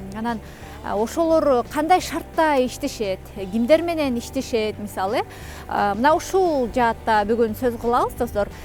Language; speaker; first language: Kyrgyz; native; Kyrgyz